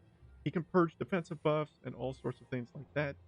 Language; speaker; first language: English; native; English